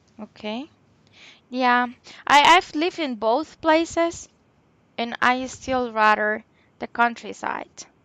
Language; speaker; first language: English; non-native, local second language; Spanish